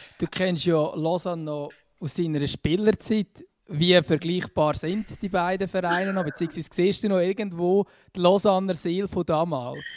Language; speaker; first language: German; native; German